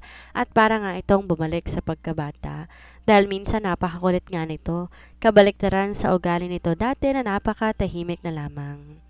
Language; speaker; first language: Filipino; native; Filipino